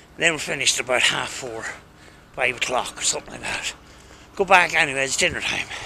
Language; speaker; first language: English; native; English